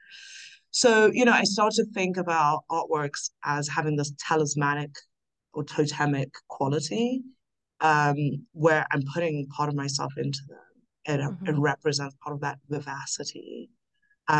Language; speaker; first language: English; non-native, local second language; North Ndebele